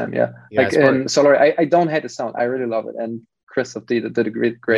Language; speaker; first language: English; non-native, fluent; German